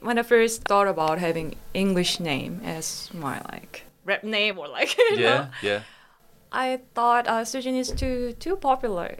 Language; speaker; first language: English; non-native, fluent; Korean